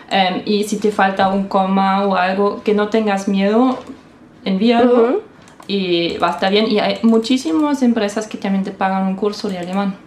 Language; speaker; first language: Spanish; non-native, fluent; German